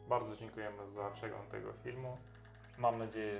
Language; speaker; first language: Polish; non-native, learner; Russian